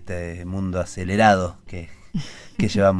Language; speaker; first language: Spanish; native; Spanish